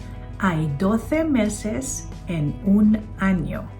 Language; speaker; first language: Spanish; non-native, fluent; Filipino